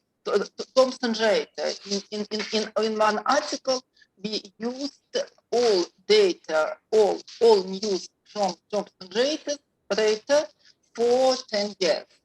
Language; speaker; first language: English; non-native, learner; Russian